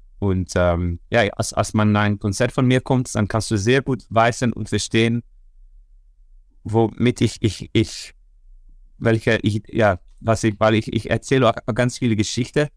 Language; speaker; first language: German; non-native, learner; Dutch